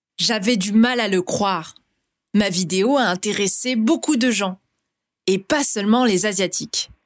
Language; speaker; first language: French; early bilingual, other home language; Vietnamese